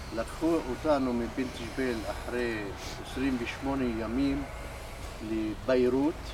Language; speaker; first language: Hebrew; non-native, local second language; Arabic